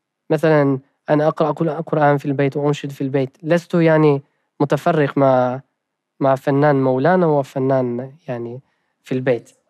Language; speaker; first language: Arabic; non-native, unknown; Albanian